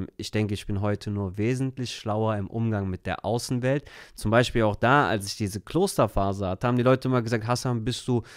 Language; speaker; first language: German; early bilingual, other home language; Turkish